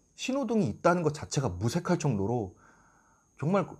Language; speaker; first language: Korean; native; Korean